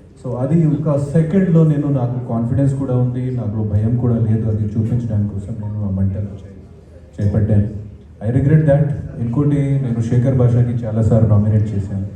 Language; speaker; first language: Telugu; non-native, fluent; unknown